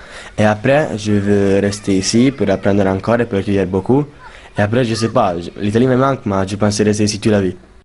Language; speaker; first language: French; non-native, learner; Italian